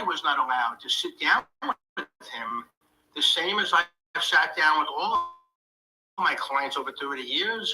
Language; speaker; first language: English; native; English